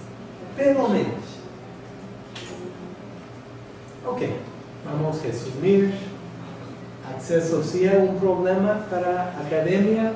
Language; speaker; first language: Portuguese; non-native, fluent; English